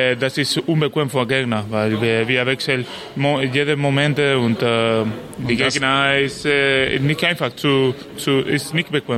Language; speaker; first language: German; non-native, learner; Spanish